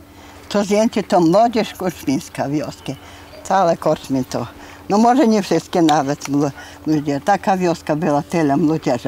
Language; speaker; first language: Polish; non-native, local second language; Ukrainian